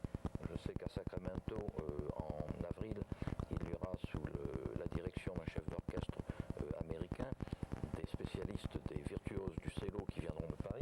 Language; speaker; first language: French; native; French